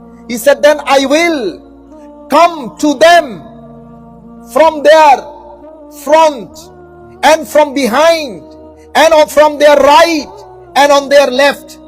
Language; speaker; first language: English; non-native, local second language; Bangla